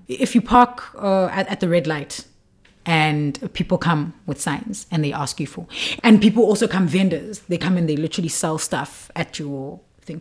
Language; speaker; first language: English; non-native, local second language; Xhosa